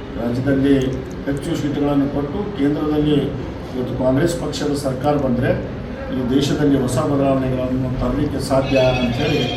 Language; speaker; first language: Kannada; non-native, local second language; Lambadi